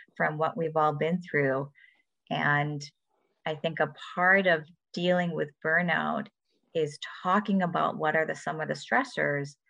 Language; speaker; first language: English; native; English